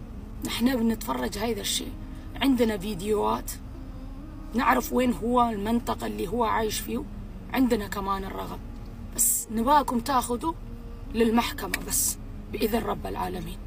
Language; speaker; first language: Arabic; non-native, fluent; Amharic